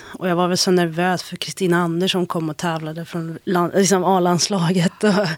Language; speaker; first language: Swedish; native; Swedish